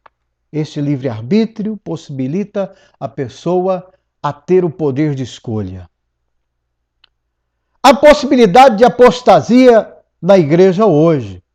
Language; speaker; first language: Portuguese; native; Portuguese